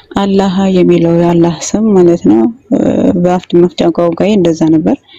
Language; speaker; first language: Amharic; non-native, local second language; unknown